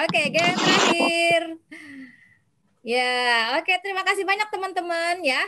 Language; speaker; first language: Indonesian; native; Indonesian